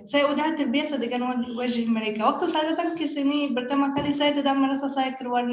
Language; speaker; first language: Indonesian; non-native, learner; Arabic